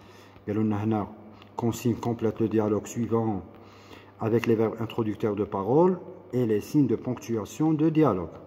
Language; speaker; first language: French; non-native, local second language; Arabic